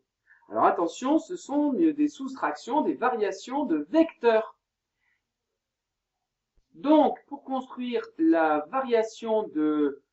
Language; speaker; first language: French; native; French